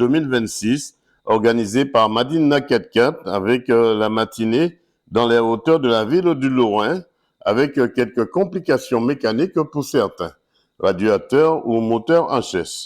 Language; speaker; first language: French; native; French